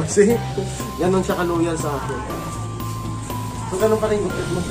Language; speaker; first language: Filipino; native; Filipino